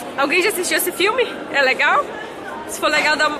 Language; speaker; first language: Portuguese; native; Portuguese